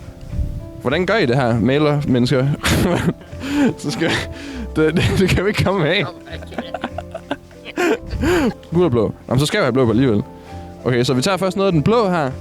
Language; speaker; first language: Danish; native; Danish